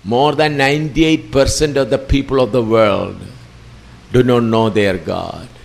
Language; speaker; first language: English; non-native, local second language; Malayalam